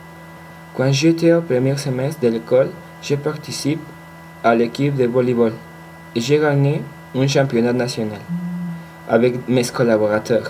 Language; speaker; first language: French; non-native, learner; Spanish